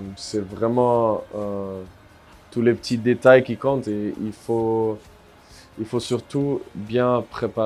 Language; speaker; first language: French; non-native, fluent; German